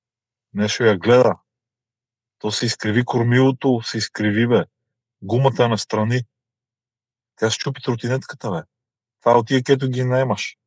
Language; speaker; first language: Bulgarian; native; Bulgarian